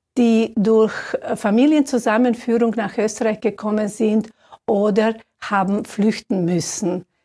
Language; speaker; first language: German; non-native, fluent; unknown